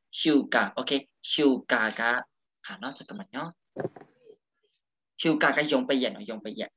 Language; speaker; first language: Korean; non-native, fluent; Burmese